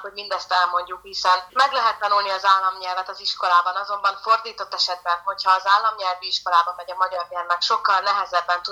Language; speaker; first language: Hungarian; native; Hungarian